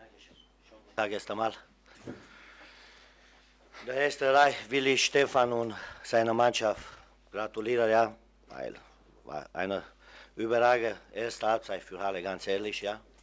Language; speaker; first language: German; non-native, fluent; Romanian